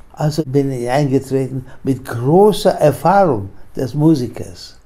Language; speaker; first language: German; non-native, fluent; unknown